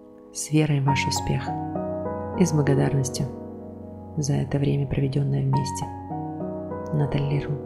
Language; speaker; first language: Russian; native; Russian